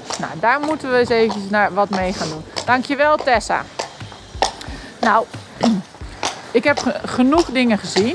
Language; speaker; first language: Dutch; native; Dutch